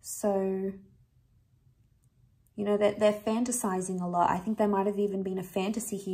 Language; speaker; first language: English; native; English